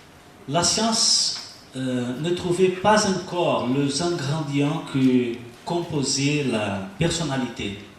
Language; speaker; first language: French; non-native, learner; Portuguese